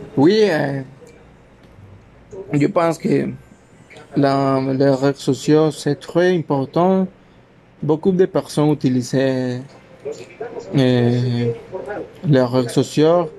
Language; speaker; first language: French; non-native, learner; Spanish